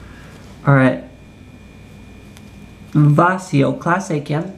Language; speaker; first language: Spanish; non-native, learner; English